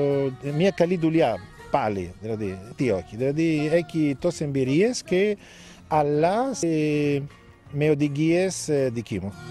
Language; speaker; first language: Greek; non-native, fluent; Italian